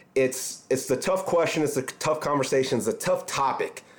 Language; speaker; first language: English; native; English